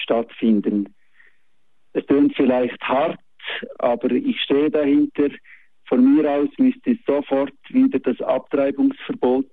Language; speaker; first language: German; native; German